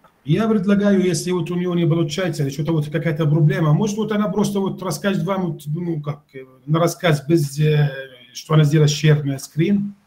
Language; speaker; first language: Russian; non-native, fluent; Arabic